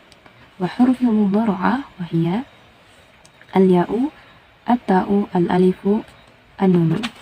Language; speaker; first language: Arabic; non-native, learner; Indonesian